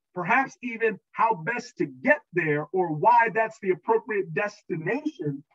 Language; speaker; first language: English; native; English